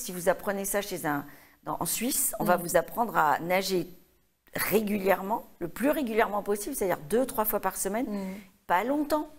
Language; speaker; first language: French; native; French